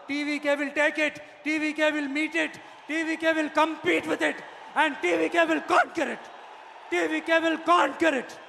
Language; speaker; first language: English; non-native, local second language; Tamil